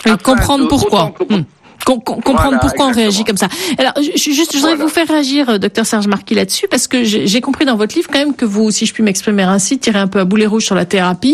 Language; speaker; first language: French; native; French